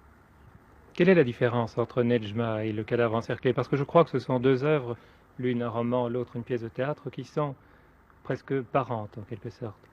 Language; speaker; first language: French; native; French